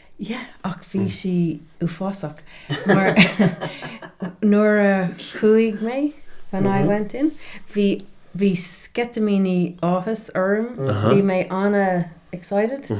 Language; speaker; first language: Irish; non-native, local second language; English